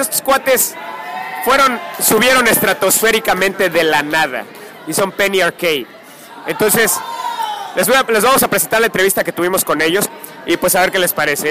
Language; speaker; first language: Spanish; native; Spanish